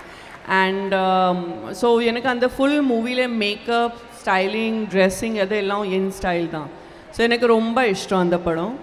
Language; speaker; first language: Tamil; non-native, local second language; Gujarati